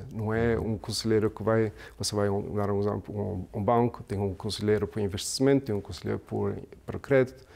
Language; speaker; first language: Portuguese; early bilingual, heritage; English